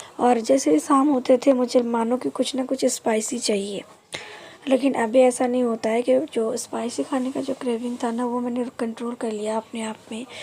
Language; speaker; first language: Hindi; non-native, local second language; Bangla